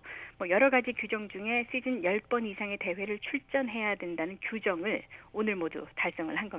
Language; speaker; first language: Korean; native; Korean